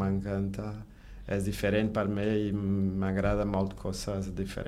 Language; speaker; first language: Catalan; non-native, learner; Portuguese